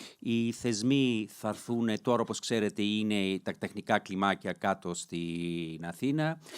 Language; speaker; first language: Greek; early bilingual, heritage; Greek